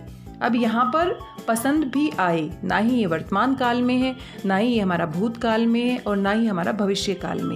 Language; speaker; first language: Hindi; native; Hindi